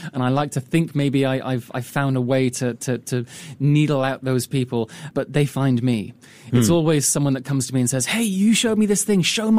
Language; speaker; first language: English; native; English